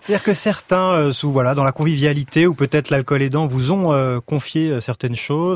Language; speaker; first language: French; native; French